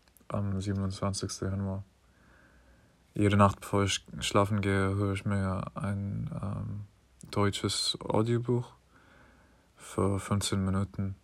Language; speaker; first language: German; non-native, fluent; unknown